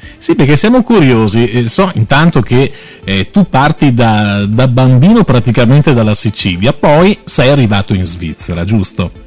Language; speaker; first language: Italian; native; Italian